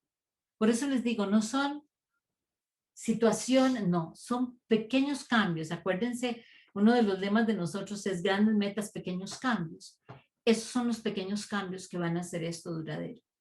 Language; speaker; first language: Spanish; native; Spanish